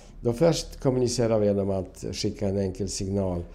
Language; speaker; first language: Swedish; non-native, fluent; Polish